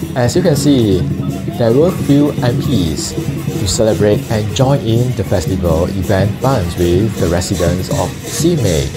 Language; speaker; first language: English; non-native, local second language; Chinese